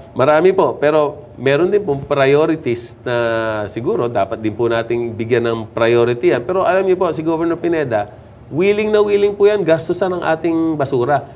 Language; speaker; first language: Filipino; non-native, local second language; Pampanga